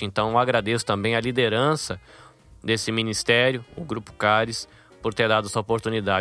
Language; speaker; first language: Portuguese; native; Portuguese